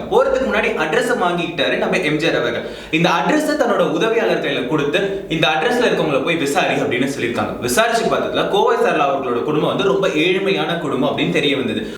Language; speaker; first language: Tamil; native; Tamil